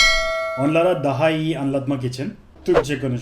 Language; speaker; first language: Turkish; non-native, fluent; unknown